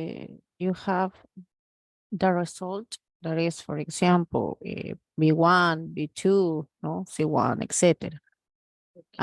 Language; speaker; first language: English; non-native, learner; Spanish